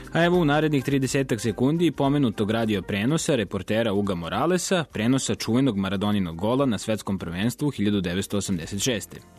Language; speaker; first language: Serbian; native; Serbian